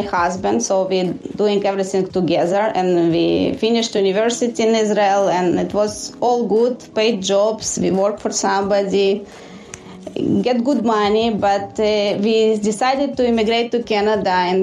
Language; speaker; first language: English; non-native, fluent; Russian